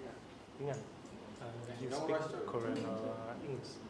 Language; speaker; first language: English; non-native, learner; Vietnamese